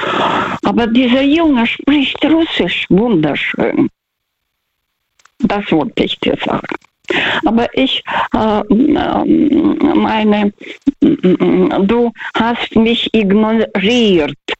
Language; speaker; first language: German; early bilingual, heritage; Russian